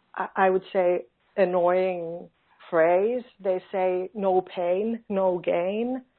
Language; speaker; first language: English; non-native, fluent; Finnish